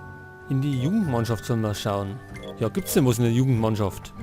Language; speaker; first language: German; native; German